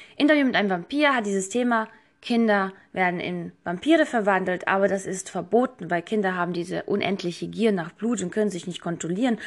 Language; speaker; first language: German; non-native, fluent; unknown